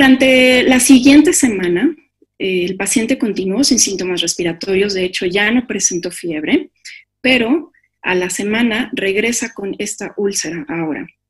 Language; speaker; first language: Spanish; native; Spanish